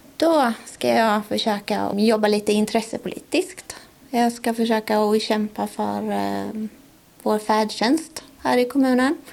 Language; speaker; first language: Swedish; native; Swedish